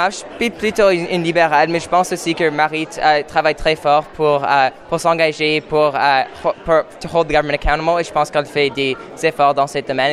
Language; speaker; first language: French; non-native, fluent; English